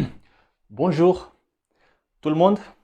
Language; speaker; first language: French; non-native, fluent; Hindi